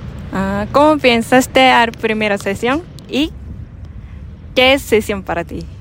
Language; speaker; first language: Spanish; non-native, learner; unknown